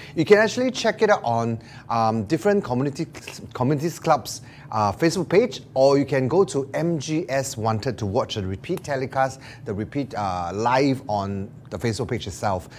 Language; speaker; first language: English; non-native, local second language; Chinese